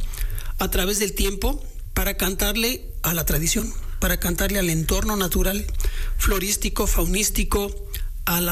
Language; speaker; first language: Spanish; native; Spanish